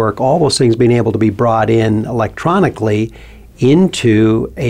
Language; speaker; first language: English; native; English